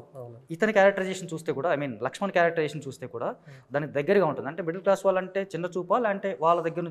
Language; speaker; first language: Telugu; native; Telugu